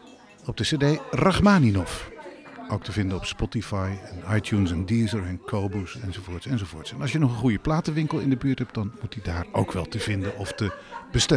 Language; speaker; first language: Dutch; native; Dutch